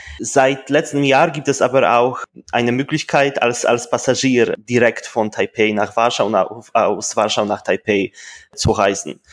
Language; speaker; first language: German; non-native, fluent; Polish